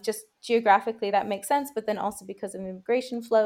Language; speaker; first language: English; native; English